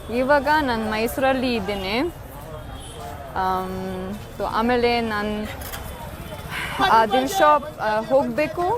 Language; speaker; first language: Kannada; non-native, learner; English